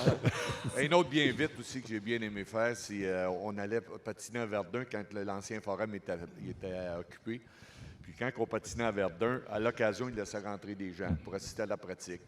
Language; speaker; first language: French; native; French